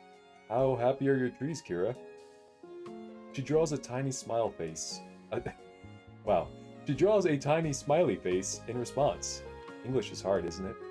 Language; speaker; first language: English; native; English